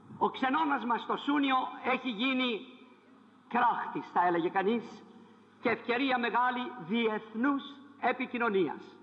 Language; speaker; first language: Greek; non-native, fluent; French